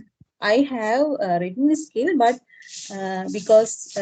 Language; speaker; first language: English; non-native, local second language; Sinhala